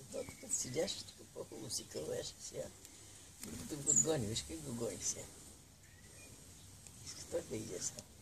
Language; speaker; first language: Bulgarian; native; Bulgarian